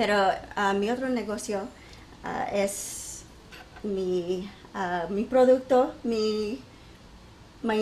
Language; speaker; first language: Spanish; early bilingual, heritage; English